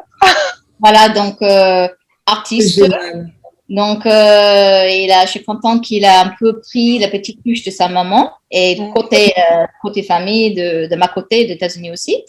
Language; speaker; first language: French; non-native, fluent; English